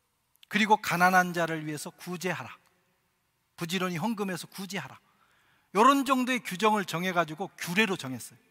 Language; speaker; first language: Korean; native; Korean